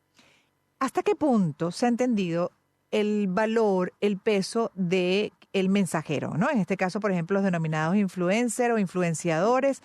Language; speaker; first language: Spanish; native; Spanish